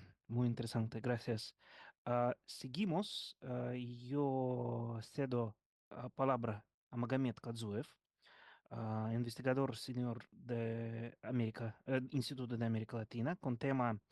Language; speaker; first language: Spanish; non-native, learner; Russian